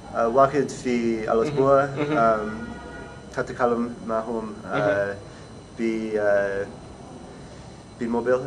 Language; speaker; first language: Arabic; non-native, learner; English